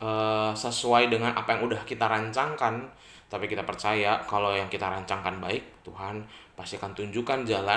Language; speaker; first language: Indonesian; native; Indonesian